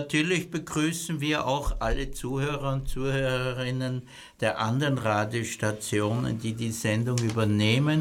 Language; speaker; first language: German; native; German